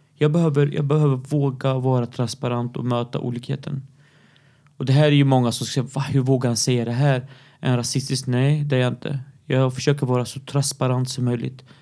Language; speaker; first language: Swedish; early bilingual, other home language; Arabic